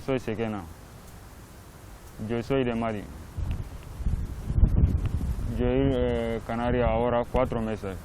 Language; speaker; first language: Spanish; non-native, learner; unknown